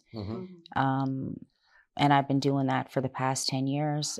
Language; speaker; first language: English; native; English